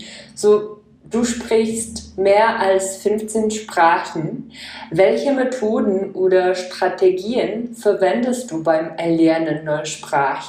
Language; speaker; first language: German; non-native, fluent; Czech